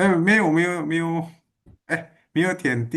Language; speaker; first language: Chinese; non-native, learner; Indonesian